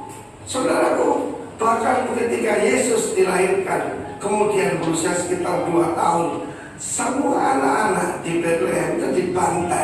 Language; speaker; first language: Indonesian; native; Indonesian